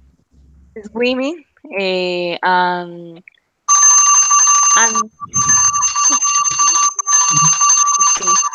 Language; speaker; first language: English; non-native, learner; Spanish